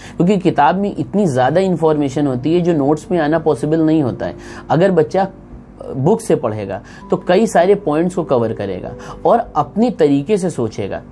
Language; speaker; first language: Hindi; native; Hindi